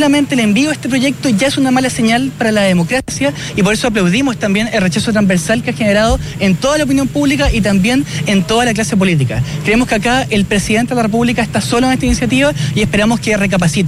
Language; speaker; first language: Spanish; native; Spanish